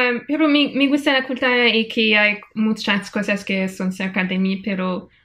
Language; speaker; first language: Spanish; non-native, learner; French